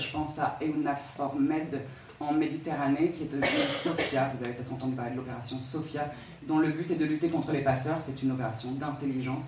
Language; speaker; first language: French; native; French